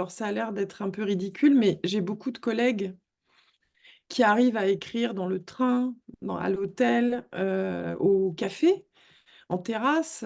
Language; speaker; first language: French; native; French